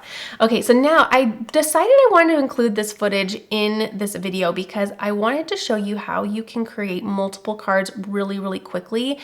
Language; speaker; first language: English; native; English